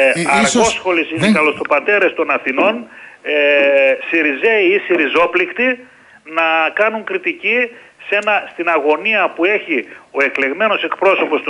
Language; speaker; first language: Greek; native; Greek